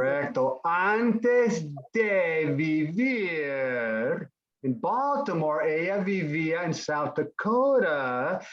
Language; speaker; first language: Spanish; non-native, fluent; English